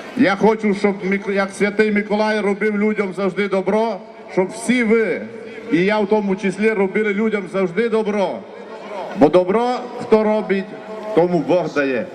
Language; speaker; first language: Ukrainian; native; Ukrainian